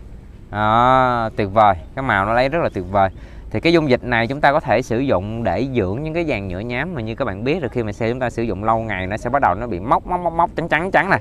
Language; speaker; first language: Vietnamese; native; Vietnamese